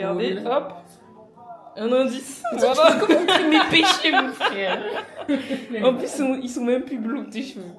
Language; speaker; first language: French; native; French